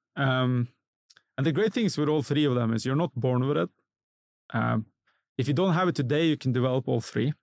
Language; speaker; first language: English; non-native, fluent; Norwegian